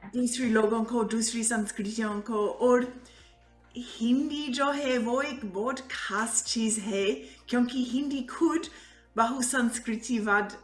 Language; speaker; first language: Hindi; non-native, fluent; Italian